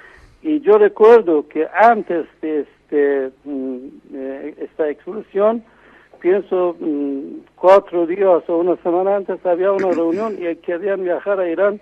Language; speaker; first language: Spanish; non-native, fluent; Persian